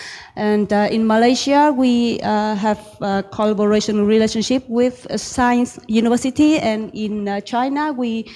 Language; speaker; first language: English; non-native, learner; Vietnamese